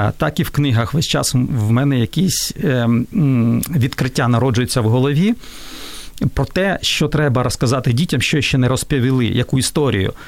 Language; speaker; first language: Ukrainian; non-native, local second language; Russian